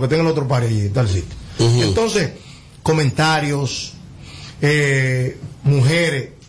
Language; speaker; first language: Spanish; native; Spanish